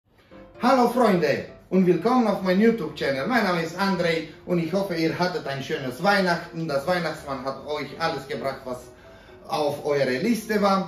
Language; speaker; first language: German; non-native, fluent; Romanian